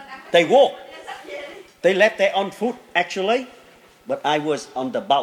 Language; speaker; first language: English; non-native, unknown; Vietnamese